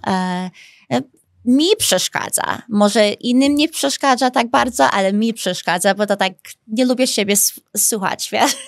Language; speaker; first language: Polish; early bilingual, heritage; Polish